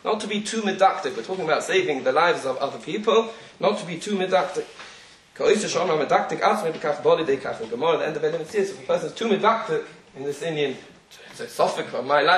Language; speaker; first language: English; native; English